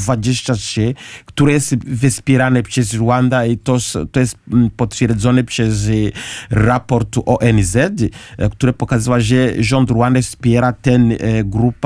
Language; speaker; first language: Polish; non-native, learner; Kinyarwanda